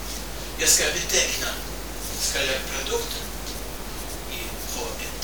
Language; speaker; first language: Swedish; non-native, fluent; Russian